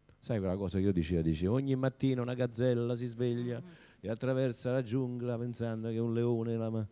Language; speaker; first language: Italian; native; Italian